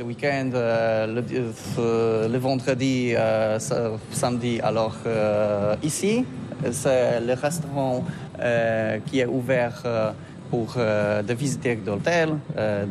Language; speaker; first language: French; non-native, learner; Polish